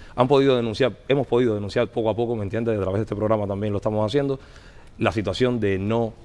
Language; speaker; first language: Spanish; native; Spanish